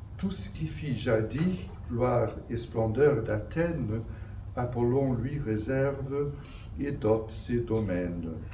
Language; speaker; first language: French; non-native, fluent; Portuguese